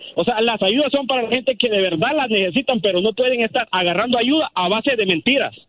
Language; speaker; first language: Spanish; native; Spanish